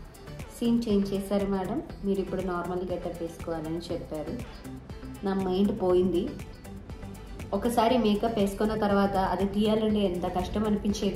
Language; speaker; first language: Telugu; non-native, local second language; Malayalam